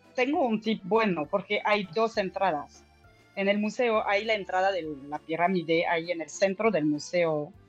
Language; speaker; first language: Spanish; non-native, fluent; French